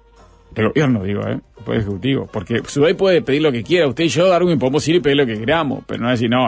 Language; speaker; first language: Spanish; native; Spanish